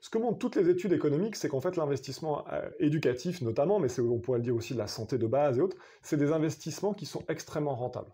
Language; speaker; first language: French; native; French